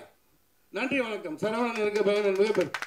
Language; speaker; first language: Tamil; native; Tamil